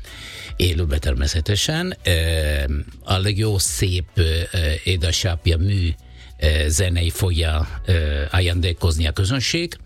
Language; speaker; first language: Hungarian; non-native, fluent; Italian